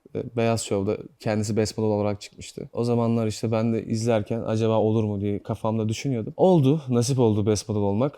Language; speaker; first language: Turkish; native; Turkish